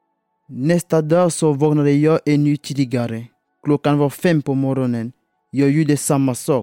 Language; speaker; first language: Swedish; non-native, fluent; French